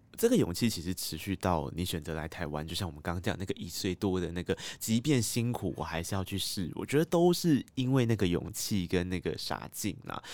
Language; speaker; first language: Chinese; native; Chinese